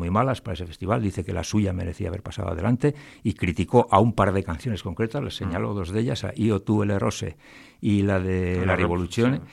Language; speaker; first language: Spanish; native; Spanish